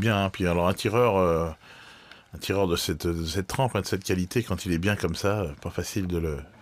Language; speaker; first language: French; native; French